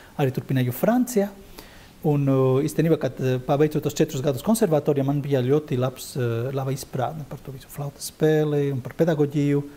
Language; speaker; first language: Latvian; non-native, fluent; Spanish